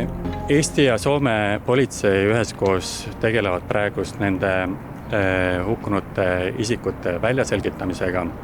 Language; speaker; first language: Estonian; native; Estonian